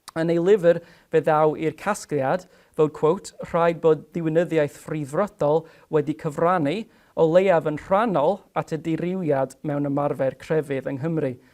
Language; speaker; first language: Welsh; non-native, fluent; English